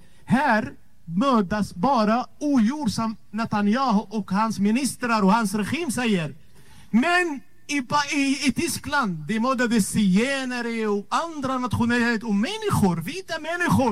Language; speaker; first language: Swedish; non-native, fluent; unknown